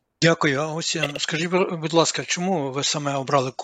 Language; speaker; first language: Ukrainian; native; Ukrainian